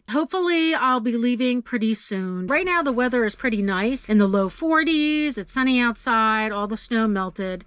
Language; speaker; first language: English; native; English